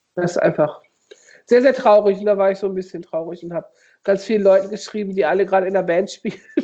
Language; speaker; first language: German; native; German